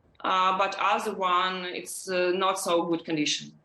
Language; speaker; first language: English; non-native, learner; Ukrainian